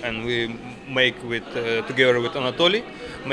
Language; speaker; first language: English; non-native, learner; Ukrainian